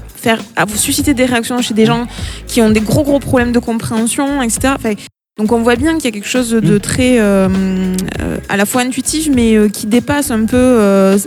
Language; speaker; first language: French; native; French